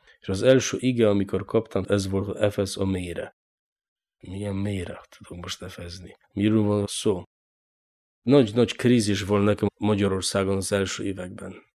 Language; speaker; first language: Hungarian; non-native, learner; Polish